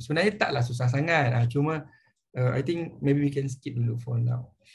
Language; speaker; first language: English; non-native, local second language; Malay